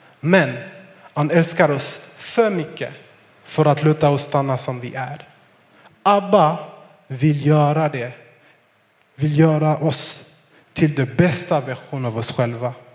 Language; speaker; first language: Swedish; non-native, fluent; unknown